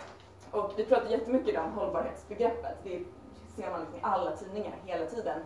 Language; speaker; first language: Swedish; native; Swedish